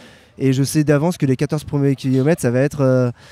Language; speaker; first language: French; native; French